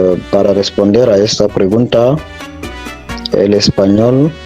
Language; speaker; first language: Spanish; non-native, fluent; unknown